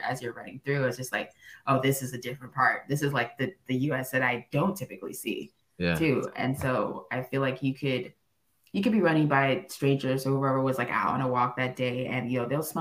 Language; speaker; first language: English; native; English